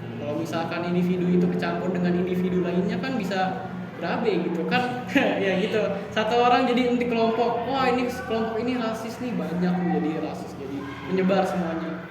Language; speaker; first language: Indonesian; native; Indonesian